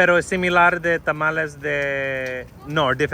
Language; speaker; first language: Spanish; non-native, learner; English